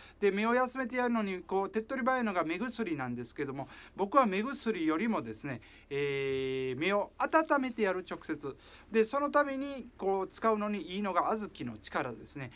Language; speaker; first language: Japanese; native; Japanese